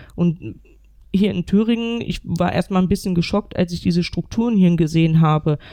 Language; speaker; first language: German; native; German